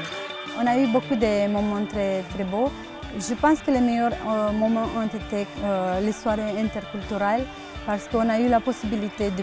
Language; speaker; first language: French; non-native, fluent; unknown